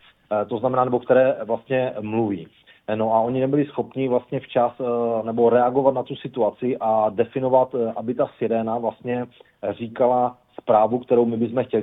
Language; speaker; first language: Czech; native; Czech